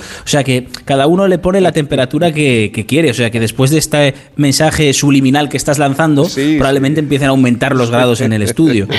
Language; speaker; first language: Spanish; native; Spanish